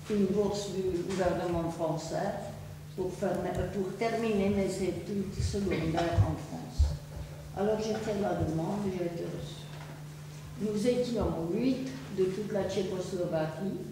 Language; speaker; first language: French; non-native, fluent; Czech